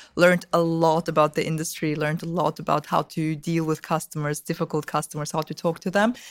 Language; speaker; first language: English; early bilingual, other home language; Russian